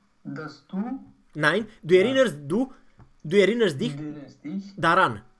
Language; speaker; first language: German; non-native, fluent; Romanian